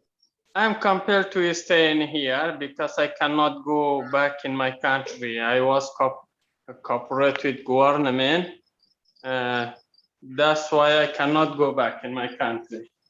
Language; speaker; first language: English; non-native, learner; Burmese